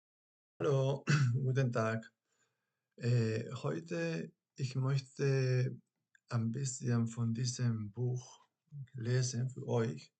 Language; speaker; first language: German; non-native, fluent; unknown